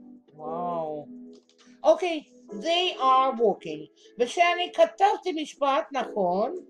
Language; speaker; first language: Hebrew; non-native, fluent; Russian